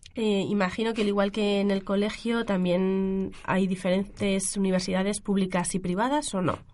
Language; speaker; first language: Spanish; native; Spanish